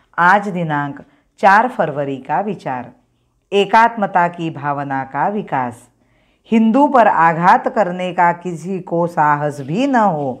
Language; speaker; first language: Hindi; non-native, local second language; Marathi